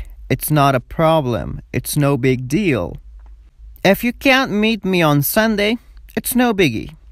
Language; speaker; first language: English; non-native, fluent; Persian